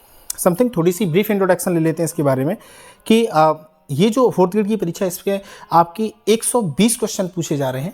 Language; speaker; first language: Hindi; native; Hindi